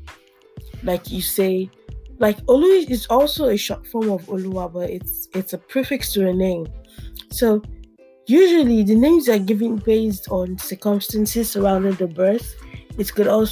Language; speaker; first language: English; non-native, local second language; Yoruba